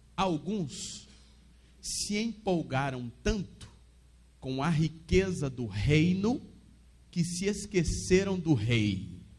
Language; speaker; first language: Portuguese; native; Portuguese